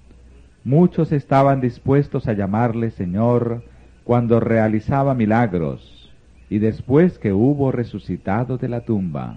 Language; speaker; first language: Spanish; native; Spanish